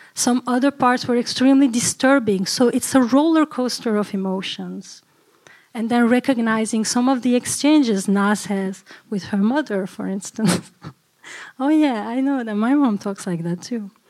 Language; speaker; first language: English; early bilingual, other home language; Turkish